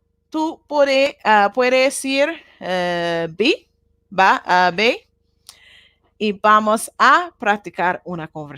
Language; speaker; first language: Spanish; non-native, learner; Japanese